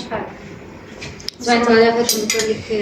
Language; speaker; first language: Arabic; native; Arabic